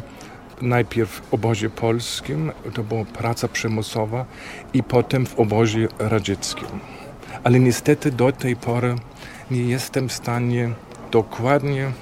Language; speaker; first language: Polish; non-native, fluent; German